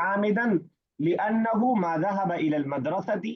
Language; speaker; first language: Arabic; non-native, fluent; Urdu